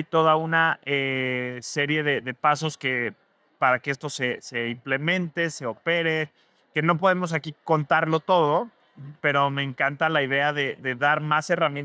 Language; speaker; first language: Spanish; native; Spanish